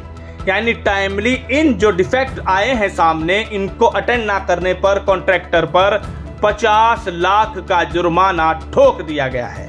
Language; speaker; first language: Hindi; native; Hindi